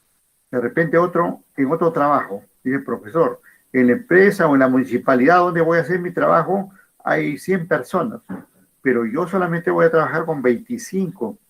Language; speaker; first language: Spanish; native; Spanish